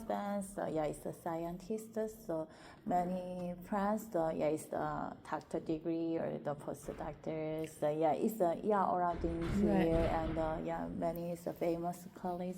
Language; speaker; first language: English; non-native, learner; Korean